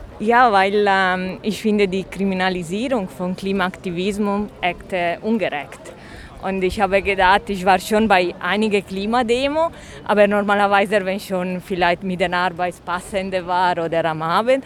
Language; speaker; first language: German; non-native, fluent; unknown